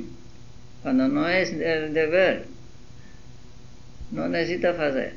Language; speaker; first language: Portuguese; non-native, learner; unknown